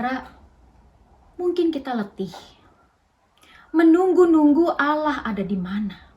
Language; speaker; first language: Indonesian; native; Indonesian